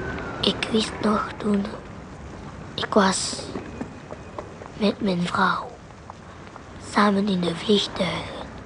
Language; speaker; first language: Dutch; non-native, learner; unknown